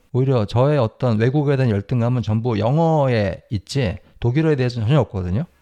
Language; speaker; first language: Korean; native; Korean